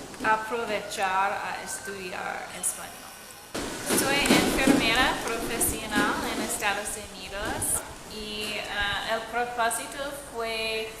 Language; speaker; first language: Spanish; non-native, learner; English